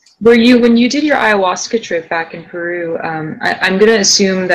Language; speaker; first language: English; native; English